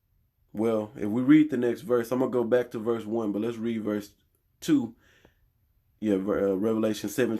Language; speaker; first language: English; native; English